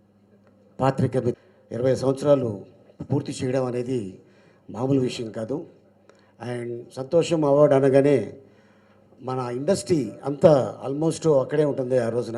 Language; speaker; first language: Telugu; native; Telugu